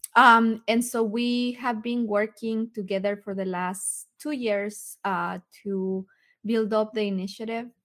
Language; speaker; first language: English; early bilingual, other home language; Spanish